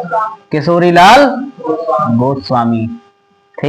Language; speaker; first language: Hindi; native; Hindi